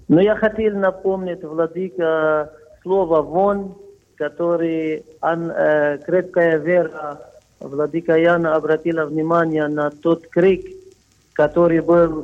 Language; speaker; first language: Russian; non-native, fluent; Arabic